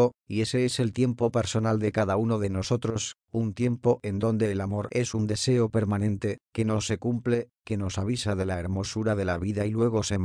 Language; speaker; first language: Spanish; native; Spanish